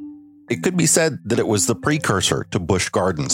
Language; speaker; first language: English; native; English